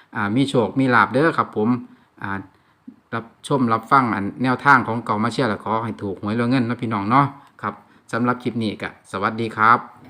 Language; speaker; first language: Thai; non-native, local second language; Lao